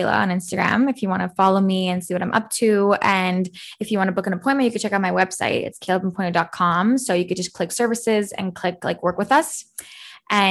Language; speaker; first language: English; native; English